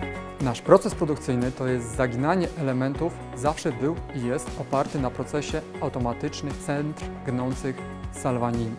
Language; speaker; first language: Polish; native; Polish